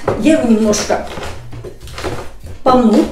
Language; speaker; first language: Russian; native; Russian